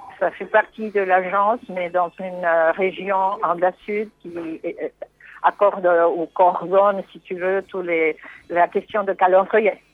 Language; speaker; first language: French; non-native, fluent; Spanish